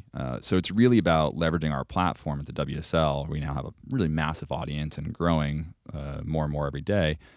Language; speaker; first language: English; native; English